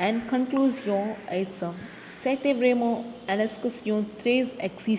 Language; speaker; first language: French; non-native, fluent; Tamil